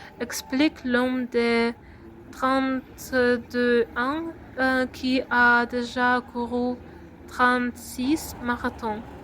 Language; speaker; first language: French; non-native, learner; Ukrainian